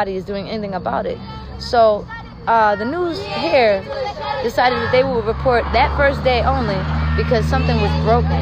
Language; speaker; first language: English; native; English